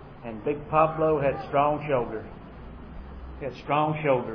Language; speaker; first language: English; native; English